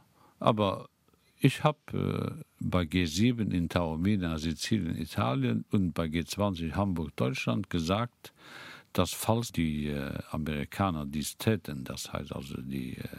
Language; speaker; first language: German; non-native, local second language; Luxembourgish